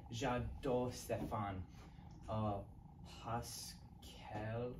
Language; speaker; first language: French; non-native, learner; English